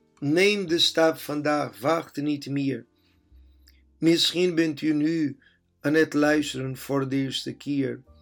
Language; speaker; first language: Dutch; non-native, fluent; Portuguese